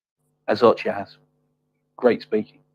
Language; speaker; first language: English; native; English